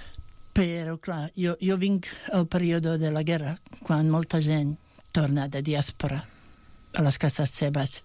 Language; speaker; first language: Catalan; non-native, fluent; Bosnian